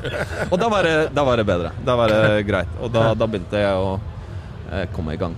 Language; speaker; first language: Norwegian; non-native, fluent; Polish